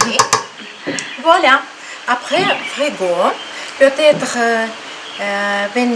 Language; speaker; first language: French; non-native, learner; Ukrainian